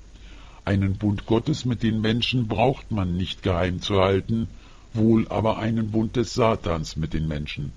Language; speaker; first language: German; native; German